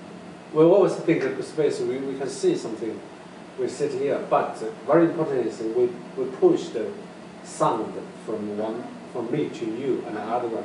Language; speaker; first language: English; non-native, learner; Chinese